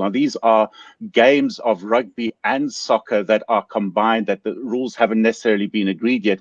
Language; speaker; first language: English; native; English